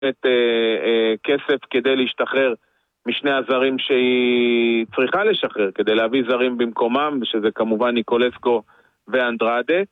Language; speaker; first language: Hebrew; native; Hebrew